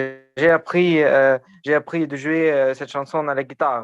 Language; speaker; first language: French; non-native, learner; Ukrainian